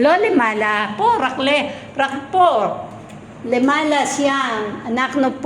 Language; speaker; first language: Hebrew; non-native, learner; Filipino